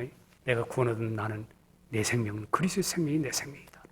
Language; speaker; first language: Korean; native; Korean